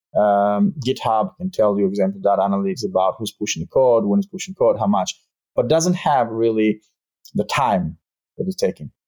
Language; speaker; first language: English; non-native, fluent; Albanian